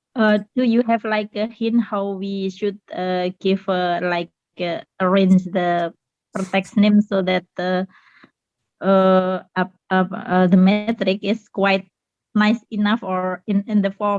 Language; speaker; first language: English; non-native, fluent; Indonesian